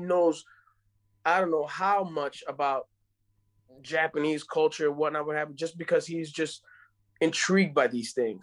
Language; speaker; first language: English; non-native, fluent; Spanish